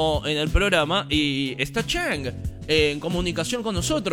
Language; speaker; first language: Spanish; native; Spanish